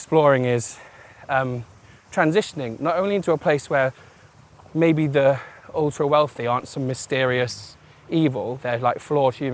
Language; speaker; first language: English; native; English